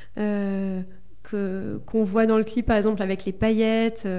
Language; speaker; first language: French; early bilingual, other home language; Spanish